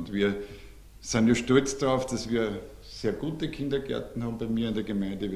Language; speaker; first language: German; native; German